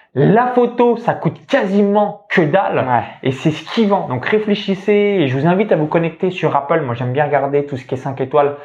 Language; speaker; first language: French; native; French